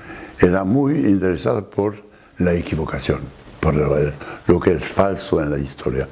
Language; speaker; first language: Spanish; non-native, fluent; French